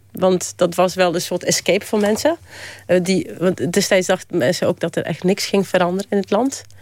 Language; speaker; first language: Dutch; early bilingual, other home language; Polish